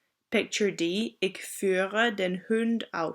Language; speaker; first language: German; non-native, fluent; English